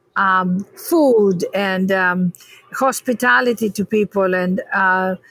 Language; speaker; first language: English; non-native, fluent; Greek